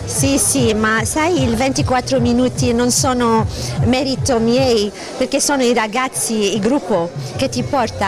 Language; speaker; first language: Italian; non-native, fluent; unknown